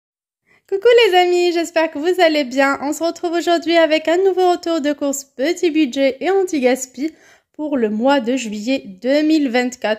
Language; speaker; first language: French; native; French